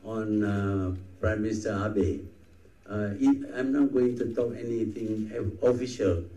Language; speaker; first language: English; non-native, local second language; Malay